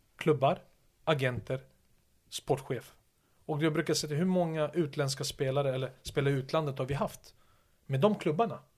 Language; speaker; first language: Swedish; early bilingual, other home language; Serbian